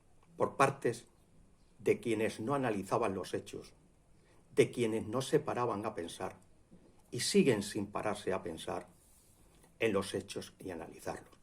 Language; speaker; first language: Spanish; native; Spanish